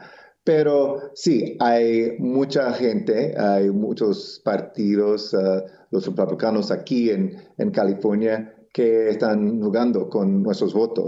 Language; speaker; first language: Spanish; non-native, local second language; English